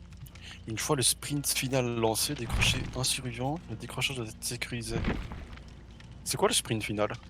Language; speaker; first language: French; native; French